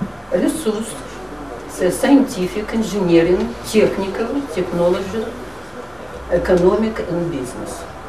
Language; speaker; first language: English; non-native, learner; Russian